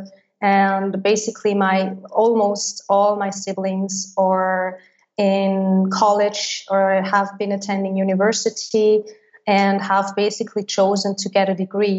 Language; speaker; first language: English; non-native, fluent; Swiss German